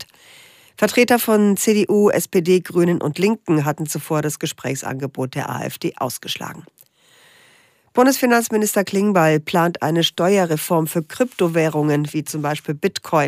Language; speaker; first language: German; native; German